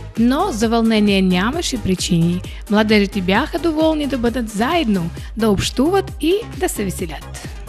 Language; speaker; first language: Bulgarian; early bilingual, heritage; Bulgarian